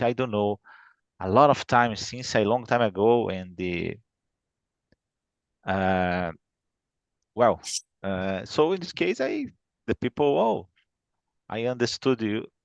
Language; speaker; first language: English; non-native, fluent; Portuguese